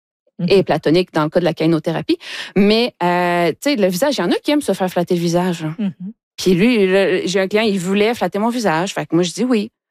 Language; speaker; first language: French; native; French